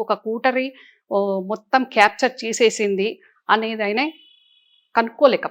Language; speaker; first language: Telugu; native; Telugu